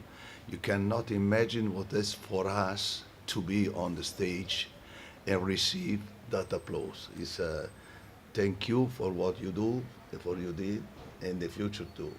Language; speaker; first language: English; non-native, fluent; Italian